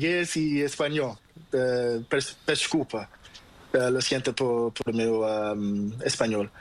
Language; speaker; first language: Spanish; non-native, learner; Portuguese